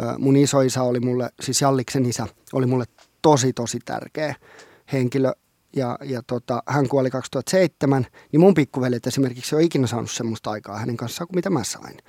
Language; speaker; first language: Finnish; non-native, local second language; Swedish